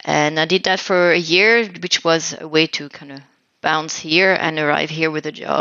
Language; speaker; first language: English; non-native, fluent; French